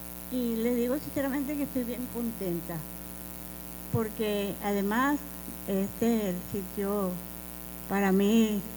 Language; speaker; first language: Spanish; native; Spanish